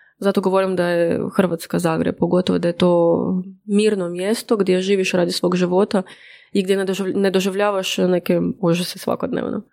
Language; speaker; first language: Croatian; non-native, fluent; Russian